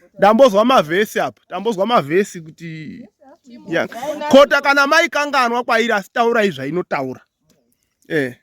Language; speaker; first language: Shona; native; Shona